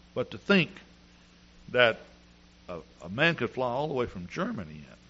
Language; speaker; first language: English; native; English